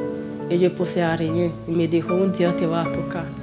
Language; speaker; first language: Spanish; non-native, learner; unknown